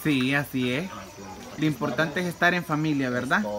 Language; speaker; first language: Spanish; native; Spanish